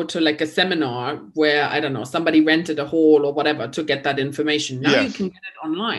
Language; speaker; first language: English; non-native, fluent; German